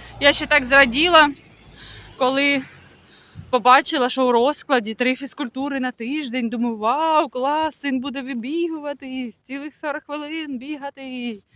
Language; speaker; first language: Ukrainian; non-native, local second language; Russian